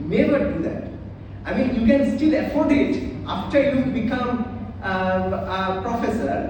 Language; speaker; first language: English; non-native, local second language; Bangla